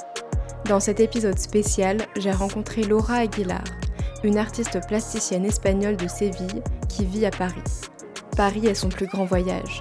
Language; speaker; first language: French; native; French